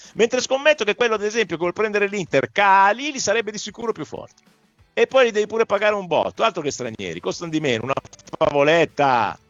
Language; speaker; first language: Italian; native; Italian